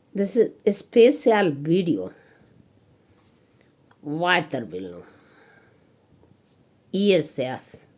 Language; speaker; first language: German; non-native, learner; Hindi